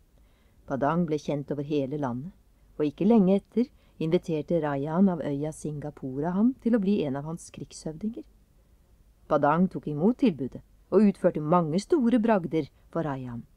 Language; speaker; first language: Norwegian; native; Norwegian